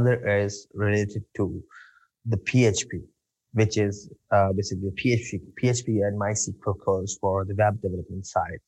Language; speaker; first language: English; non-native, local second language; Urdu